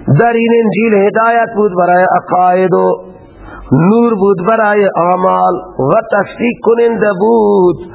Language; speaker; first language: Persian; native; Persian